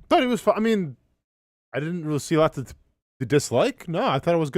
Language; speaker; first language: English; native; English